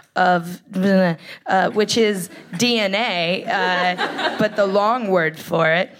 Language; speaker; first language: English; native; English